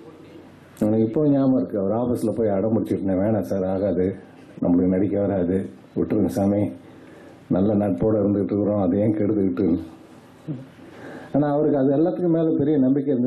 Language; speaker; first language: Tamil; native; Tamil